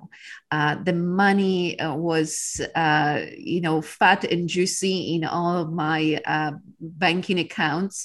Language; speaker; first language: English; non-native, fluent; Polish